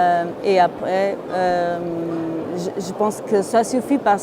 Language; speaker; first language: French; non-native, fluent; Portuguese